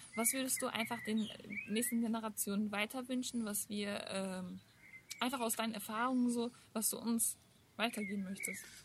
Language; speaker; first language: German; early bilingual, other home language; Turkish